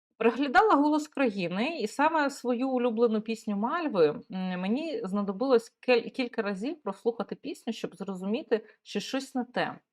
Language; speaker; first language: Ukrainian; native; Ukrainian